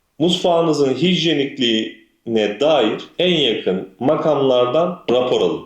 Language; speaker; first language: Turkish; native; Turkish